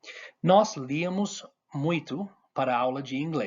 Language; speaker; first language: Portuguese; non-native, fluent; English